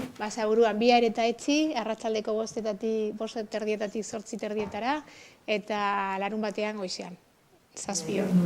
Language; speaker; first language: Basque; non-native, local second language; Spanish